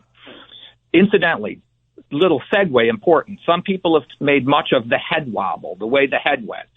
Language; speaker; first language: English; native; English